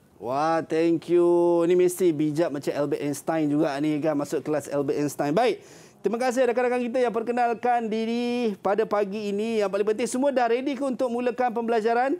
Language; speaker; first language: Malay; native; Malay